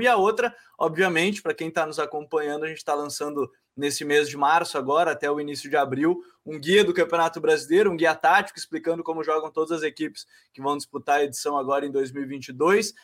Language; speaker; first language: Portuguese; native; Portuguese